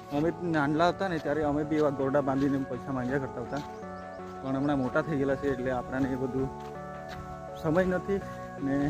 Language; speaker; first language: Gujarati; non-native, local second language; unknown